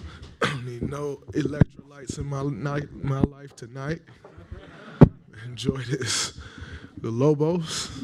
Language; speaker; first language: English; native; English